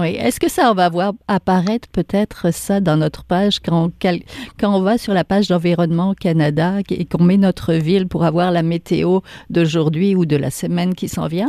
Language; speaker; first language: French; native; French